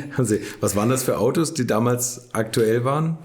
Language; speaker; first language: German; native; German